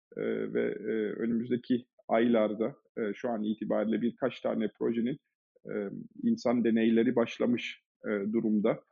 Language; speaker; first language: Turkish; early bilingual, heritage; Turkish